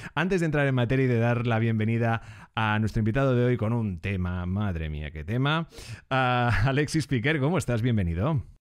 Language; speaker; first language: Spanish; native; Spanish